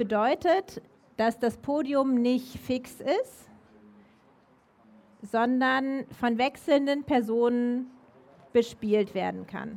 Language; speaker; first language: German; native; German